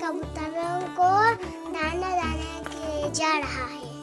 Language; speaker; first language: Hindi; non-native, local second language; Balti